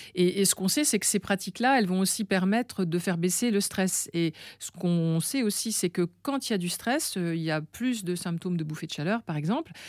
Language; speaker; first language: French; native; French